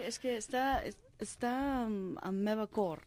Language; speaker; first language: Catalan; non-native, learner; English